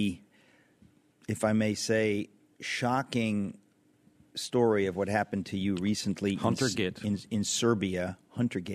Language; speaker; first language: English; native; English